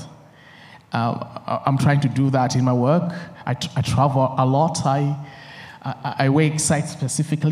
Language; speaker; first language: English; non-native, local second language; Nyanja